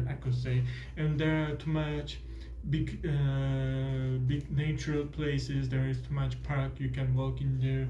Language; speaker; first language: English; non-native, learner; Turkish